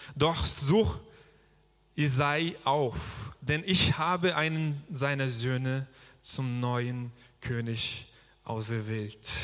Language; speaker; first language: German; non-native, fluent; Portuguese